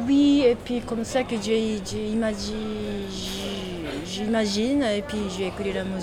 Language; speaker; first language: French; non-native, learner; Japanese